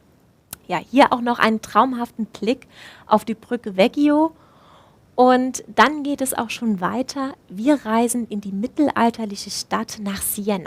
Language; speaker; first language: German; native; German